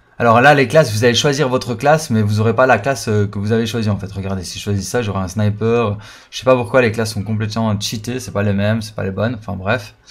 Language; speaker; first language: French; native; French